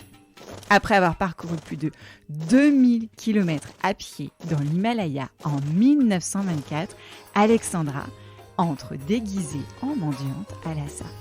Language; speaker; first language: French; native; French